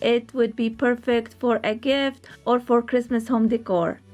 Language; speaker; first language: English; non-native, fluent; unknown